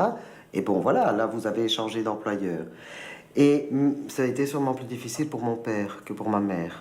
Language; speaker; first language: French; early bilingual, other home language; Spanish